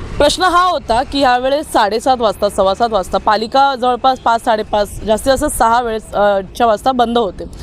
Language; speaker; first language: Marathi; native; Marathi